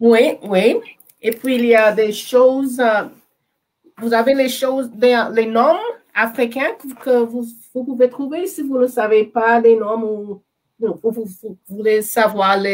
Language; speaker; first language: French; non-native, learner; English